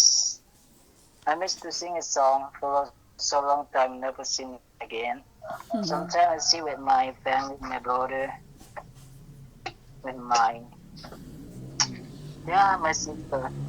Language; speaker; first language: English; non-native, learner; Indonesian